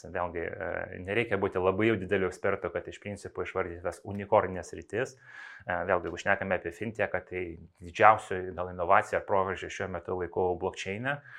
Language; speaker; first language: Lithuanian; non-native, local second language; Russian